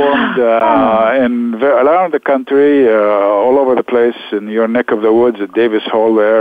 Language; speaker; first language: English; non-native, fluent; Arabic